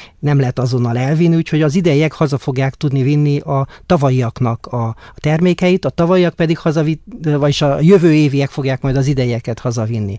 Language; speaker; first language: Hungarian; native; Hungarian